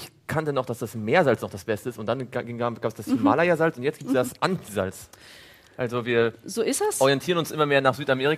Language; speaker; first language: German; native; German